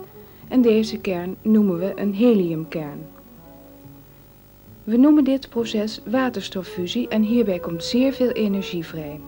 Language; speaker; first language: Dutch; native; Dutch